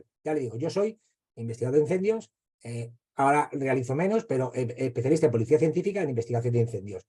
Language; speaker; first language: Spanish; native; Spanish